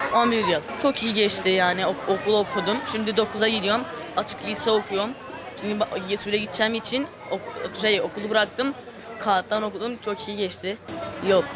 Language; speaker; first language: Turkish; early bilingual, other home language; Arabic